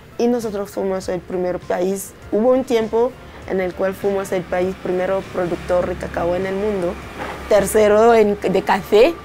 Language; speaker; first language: Spanish; non-native, fluent; French